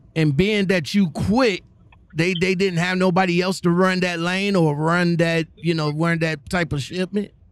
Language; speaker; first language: English; native; English